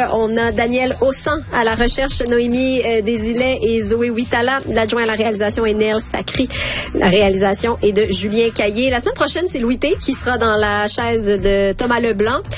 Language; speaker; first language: French; native; French